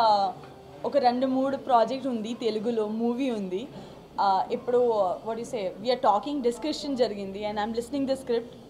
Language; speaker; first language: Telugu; non-native, learner; Gujarati